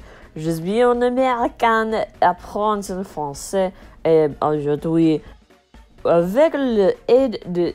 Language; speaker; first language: French; non-native, learner; English